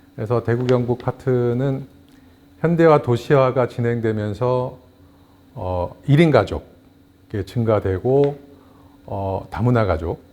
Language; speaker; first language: Korean; native; Korean